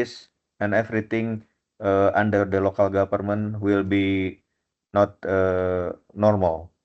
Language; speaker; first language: English; non-native, fluent; Indonesian